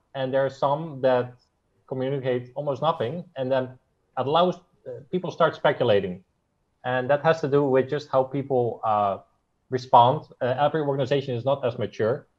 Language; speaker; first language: English; non-native, fluent; Dutch